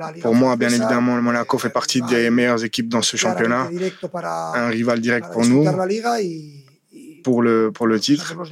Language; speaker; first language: French; non-native, fluent; Spanish